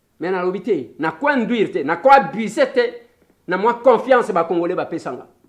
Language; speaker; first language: Lingala; non-native, local second language; Luba-Lulua